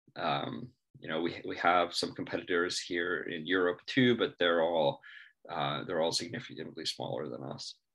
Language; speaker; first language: English; non-native, fluent; Norwegian